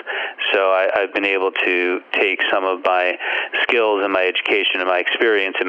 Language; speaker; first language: English; native; English